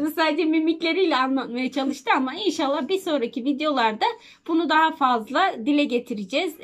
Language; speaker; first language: Turkish; native; Turkish